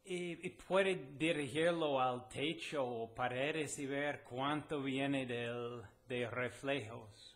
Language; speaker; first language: Spanish; non-native, fluent; English